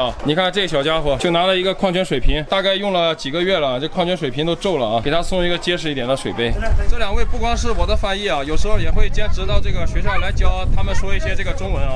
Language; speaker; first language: Chinese; native; Chinese